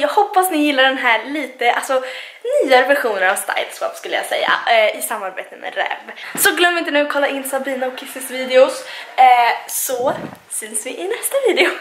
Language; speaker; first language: Swedish; native; Swedish